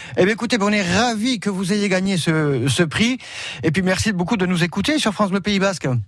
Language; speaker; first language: French; native; French